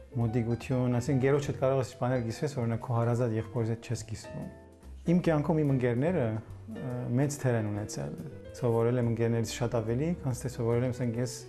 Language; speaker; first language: Armenian; early bilingual, heritage; Armenian